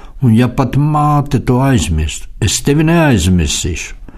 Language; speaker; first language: Latvian; native; Latvian